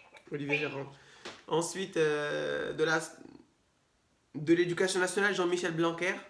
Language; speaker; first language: French; native; French